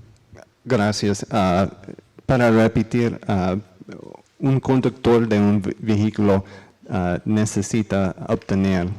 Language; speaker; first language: Spanish; non-native, learner; English